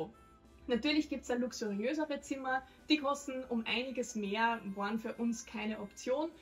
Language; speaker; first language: German; native; German